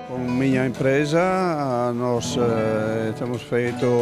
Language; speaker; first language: Portuguese; non-native, learner; Italian